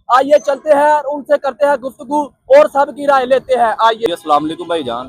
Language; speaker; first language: Urdu; non-native, local second language; Punjabi